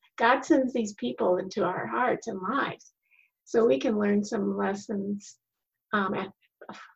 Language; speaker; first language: English; native; English